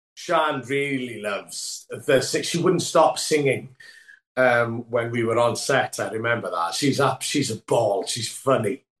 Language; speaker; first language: English; non-native, local second language; Welsh